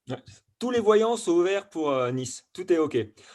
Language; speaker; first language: French; native; French